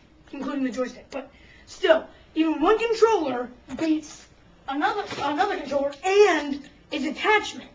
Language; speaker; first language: English; native; English